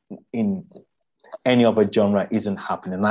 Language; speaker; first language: English; non-native, local second language; Yoruba